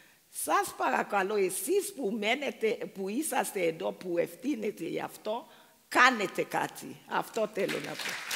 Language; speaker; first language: Greek; non-native, fluent; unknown